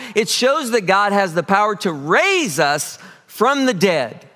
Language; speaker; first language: English; native; English